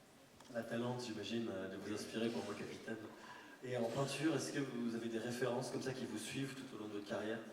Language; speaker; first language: French; native; French